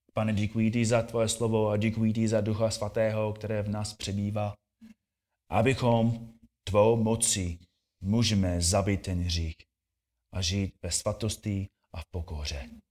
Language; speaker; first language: Czech; non-native, fluent; English